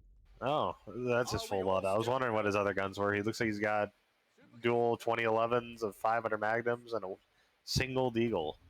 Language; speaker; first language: English; native; English